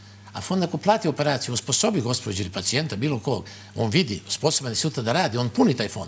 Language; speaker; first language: Bosnian; native; Bosnian